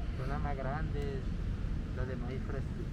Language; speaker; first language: Spanish; native; Spanish